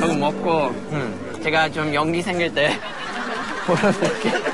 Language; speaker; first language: Korean; non-native, fluent; English